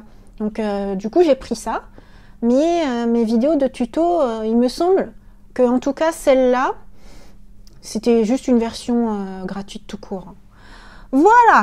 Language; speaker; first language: French; native; French